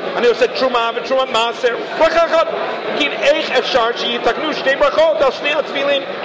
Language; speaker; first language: Hebrew; non-native, fluent; English